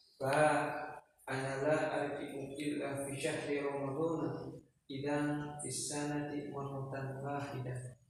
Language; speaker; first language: Arabic; non-native, fluent; Indonesian